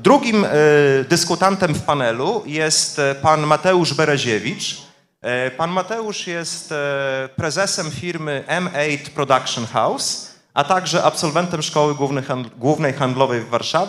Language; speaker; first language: Polish; native; Polish